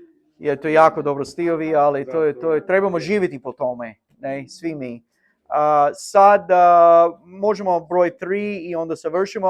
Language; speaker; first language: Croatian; non-native, learner; English